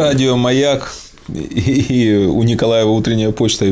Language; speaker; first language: Russian; native; Russian